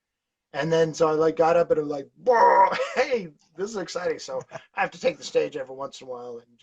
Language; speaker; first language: English; native; English